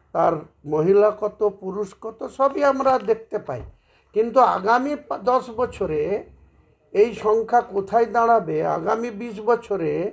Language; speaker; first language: Bangla; native; Bangla